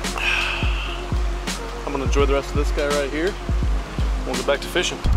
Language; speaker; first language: English; native; English